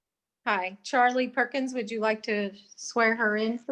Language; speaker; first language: English; native; English